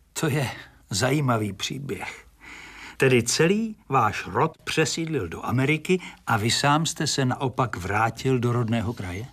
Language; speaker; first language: Czech; native; Czech